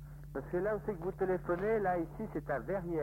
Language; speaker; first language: French; native; French